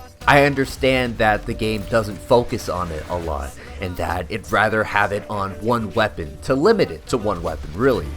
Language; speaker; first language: English; native; English